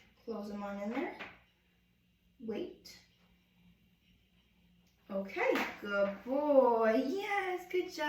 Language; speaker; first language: English; native; English